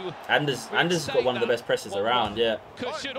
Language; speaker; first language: English; native; English